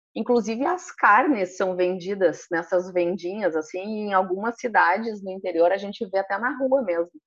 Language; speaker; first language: Portuguese; native; Portuguese